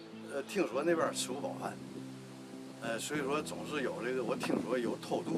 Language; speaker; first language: Chinese; native; Chinese